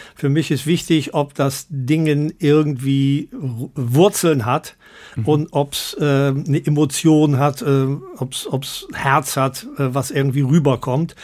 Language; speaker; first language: German; native; German